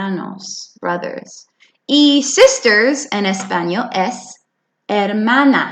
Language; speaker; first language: Spanish; non-native, fluent; English